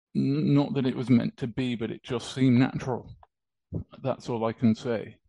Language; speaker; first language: English; native; English